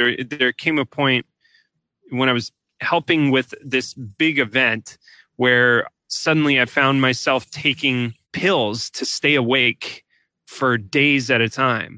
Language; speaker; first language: English; native; English